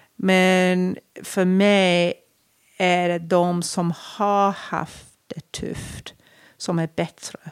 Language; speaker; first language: Swedish; non-native, fluent; English